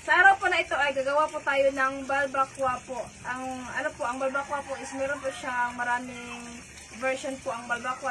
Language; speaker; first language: Filipino; non-native, local second language; Cebuano